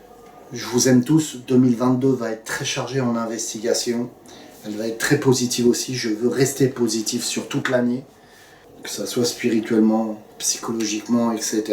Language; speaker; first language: French; native; French